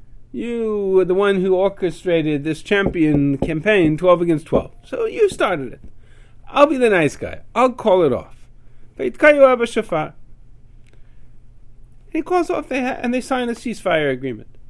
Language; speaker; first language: English; native; English